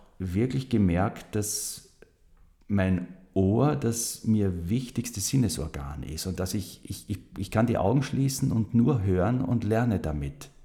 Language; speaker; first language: German; native; German